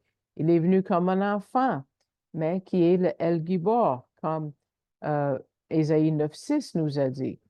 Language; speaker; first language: French; native; French